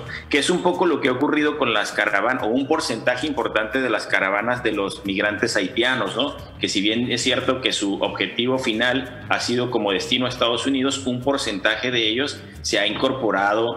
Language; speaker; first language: Spanish; native; Spanish